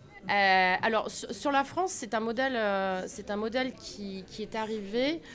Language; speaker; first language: French; native; French